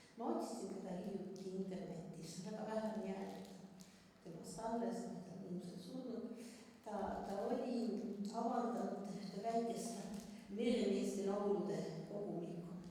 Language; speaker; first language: Estonian; non-native, fluent; French